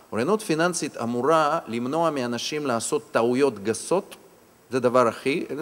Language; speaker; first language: Hebrew; non-native, fluent; Russian